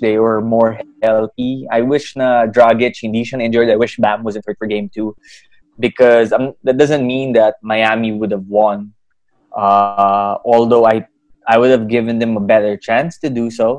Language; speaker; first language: English; non-native, local second language; Filipino